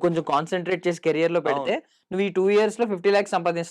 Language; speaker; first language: Telugu; native; Telugu